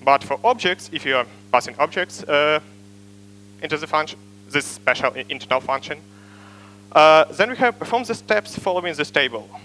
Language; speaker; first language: English; non-native, fluent; Ukrainian